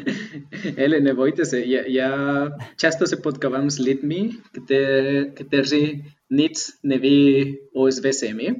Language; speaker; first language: Czech; non-native, fluent; Spanish